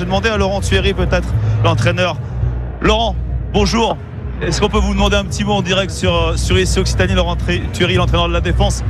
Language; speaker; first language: French; native; French